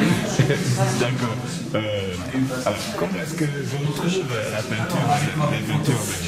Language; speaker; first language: French; native; French